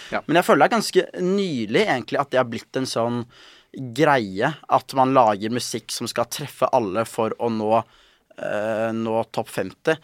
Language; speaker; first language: Norwegian; native; Norwegian